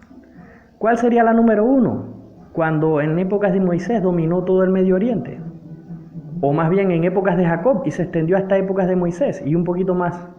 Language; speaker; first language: Spanish; native; Spanish